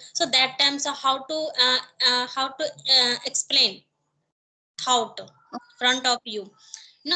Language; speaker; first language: English; non-native, learner; Hindi